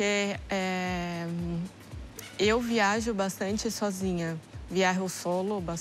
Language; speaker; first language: Spanish; non-native, learner; Portuguese